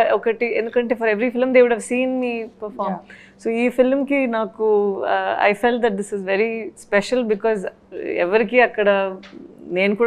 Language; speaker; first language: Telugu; non-native, fluent; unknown